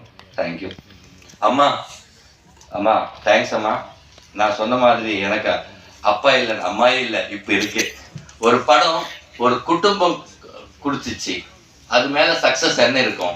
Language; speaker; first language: Tamil; non-native, learner; Telugu